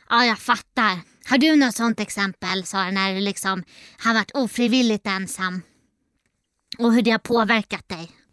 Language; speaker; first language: Swedish; native; Swedish